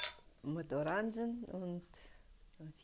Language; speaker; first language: German; non-native, learner; Russian